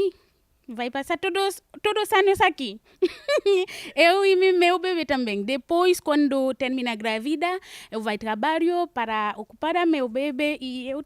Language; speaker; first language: Portuguese; non-native, learner; Haitian Creole